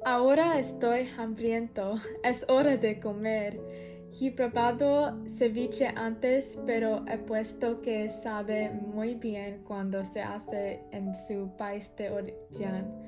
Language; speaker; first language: Spanish; non-native, learner; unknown